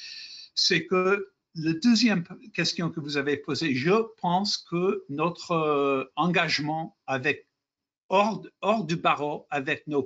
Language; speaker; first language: French; non-native, fluent; English